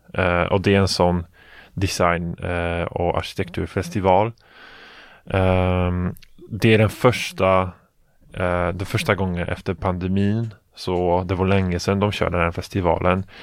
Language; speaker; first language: Swedish; non-native, fluent; Polish